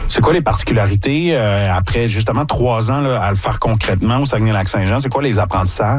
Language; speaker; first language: French; native; French